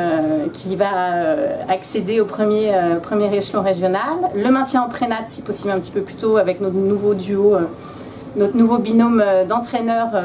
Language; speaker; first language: French; native; French